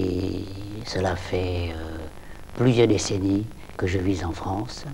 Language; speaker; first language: French; non-native, local second language; Vietnamese